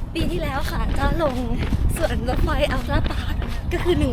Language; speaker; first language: Thai; early bilingual, other home language; Italian